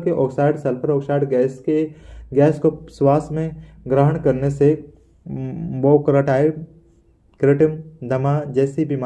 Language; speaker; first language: Hindi; native; Hindi